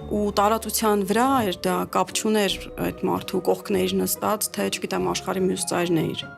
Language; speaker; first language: Armenian; early bilingual, heritage; Armenian